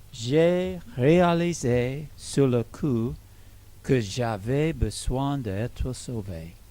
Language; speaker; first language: French; non-native, learner; English